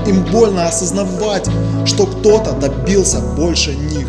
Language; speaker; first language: Russian; native; Russian